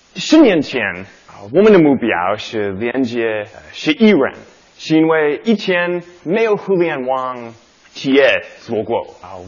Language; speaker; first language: Chinese; non-native, learner; English